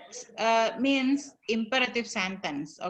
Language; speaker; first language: English; non-native, fluent; Indonesian